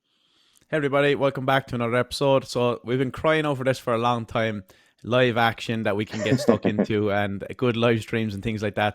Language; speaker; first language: English; native; English